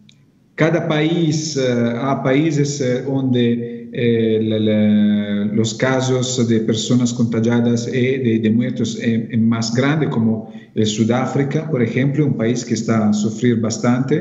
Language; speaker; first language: Spanish; non-native, fluent; Italian